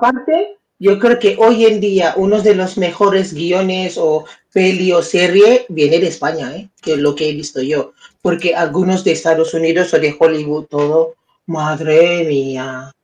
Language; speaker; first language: Spanish; non-native, fluent; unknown